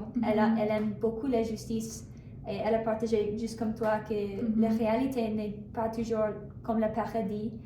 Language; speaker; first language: French; non-native, learner; English